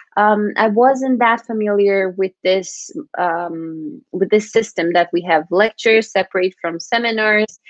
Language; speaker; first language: English; non-native, fluent; Portuguese